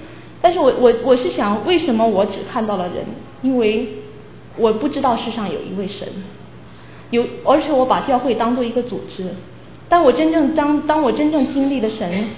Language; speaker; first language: Chinese; native; Chinese